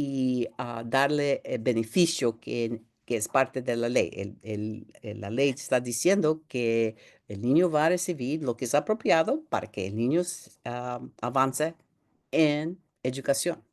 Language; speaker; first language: Spanish; early bilingual, heritage; Spanish